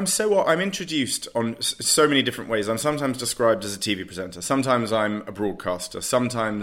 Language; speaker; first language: English; native; English